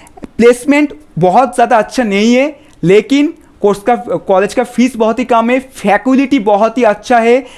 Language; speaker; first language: Hindi; non-native, local second language; Bangla